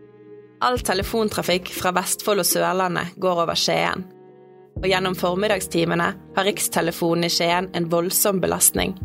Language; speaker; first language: Norwegian; native; Norwegian